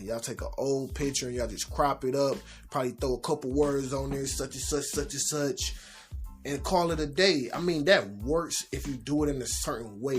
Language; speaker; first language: English; native; English